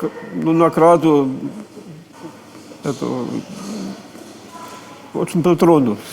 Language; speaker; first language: Russian; non-native, fluent; German